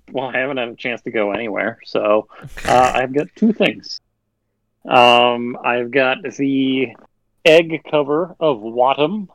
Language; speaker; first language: English; native; English